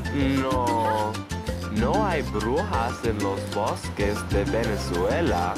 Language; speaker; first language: Spanish; non-native, learner; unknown